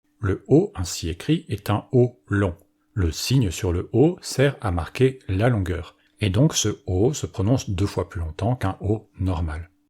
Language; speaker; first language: French; native; French